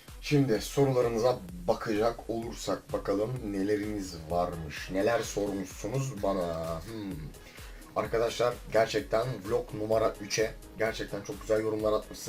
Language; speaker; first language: Turkish; native; Turkish